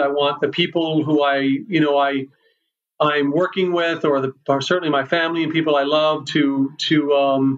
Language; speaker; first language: English; native; English